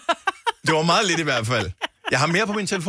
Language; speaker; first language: Danish; native; Danish